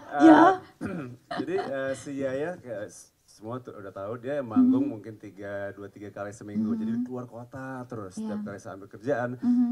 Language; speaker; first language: Indonesian; early bilingual, heritage; English